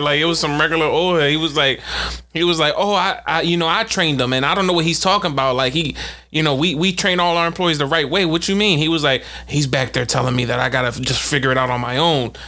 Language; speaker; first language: English; native; English